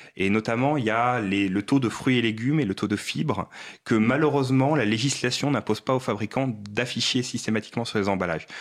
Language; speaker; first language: French; native; French